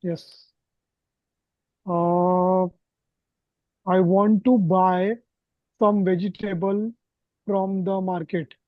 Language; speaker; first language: English; non-native, learner; Hindi